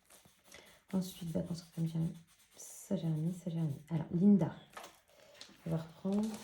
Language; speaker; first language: French; native; French